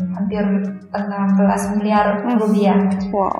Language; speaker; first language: Indonesian; non-native, fluent; Chinese